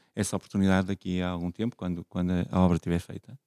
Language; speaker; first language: Portuguese; native; Portuguese